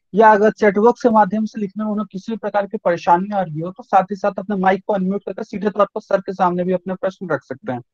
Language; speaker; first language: Hindi; native; Hindi